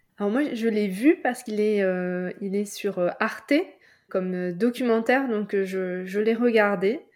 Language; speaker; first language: French; native; French